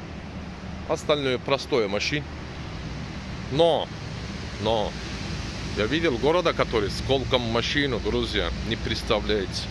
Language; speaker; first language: Russian; non-native, learner; Turkish